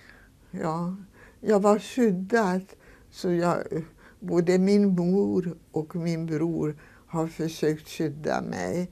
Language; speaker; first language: Swedish; non-native, fluent; Hungarian